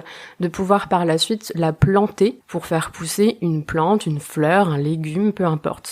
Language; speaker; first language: French; native; French